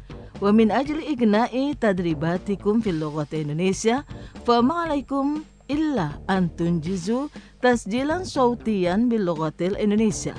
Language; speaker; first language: Arabic; non-native, fluent; Indonesian